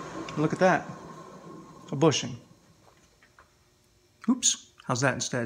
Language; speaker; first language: English; native; English